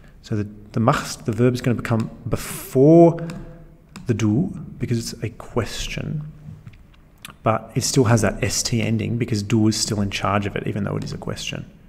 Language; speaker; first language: English; native; English